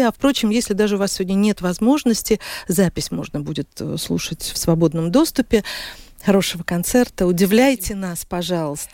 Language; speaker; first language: Russian; native; Russian